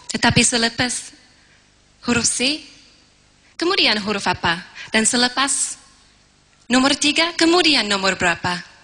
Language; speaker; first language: Malay; non-native, fluent; English